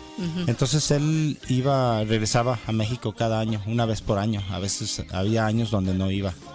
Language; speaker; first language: Spanish; native; Spanish